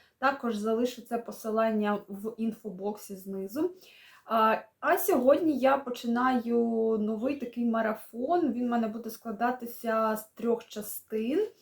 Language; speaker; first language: Ukrainian; non-native, local second language; Russian